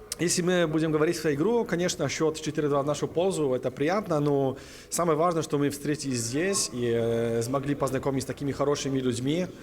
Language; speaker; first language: Russian; non-native, fluent; Polish